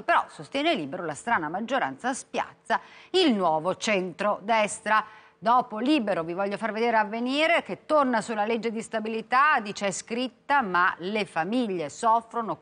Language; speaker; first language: Italian; native; Italian